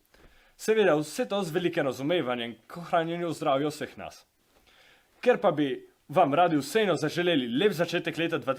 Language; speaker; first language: Slovenian; native; Slovenian